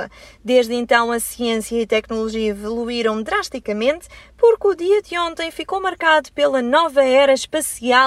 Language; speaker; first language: Portuguese; native; Portuguese